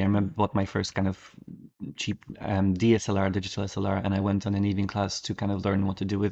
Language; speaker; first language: English; non-native, fluent; Polish